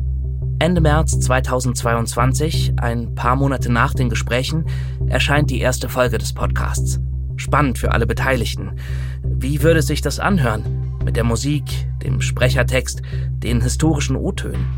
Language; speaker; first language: German; native; German